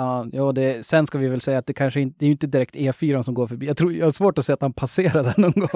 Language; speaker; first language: Swedish; native; Swedish